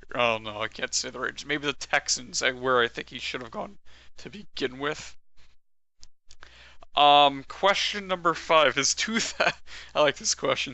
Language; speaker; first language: English; native; English